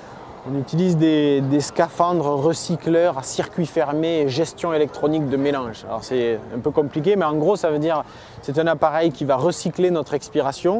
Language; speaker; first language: French; native; French